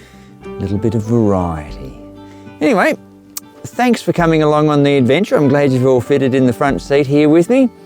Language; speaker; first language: English; native; English